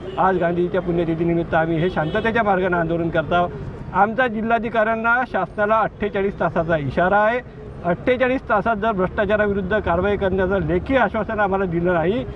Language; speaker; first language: Marathi; native; Marathi